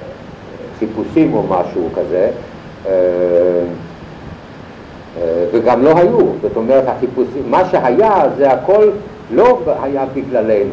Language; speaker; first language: Hebrew; non-native, fluent; German